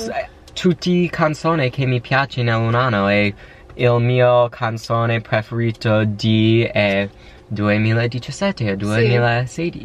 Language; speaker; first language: Italian; non-native, learner; English